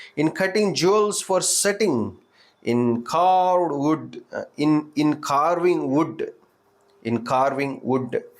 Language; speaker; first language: English; non-native, local second language; Telugu